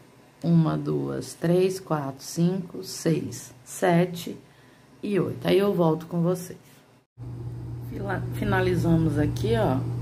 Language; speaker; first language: Portuguese; native; Portuguese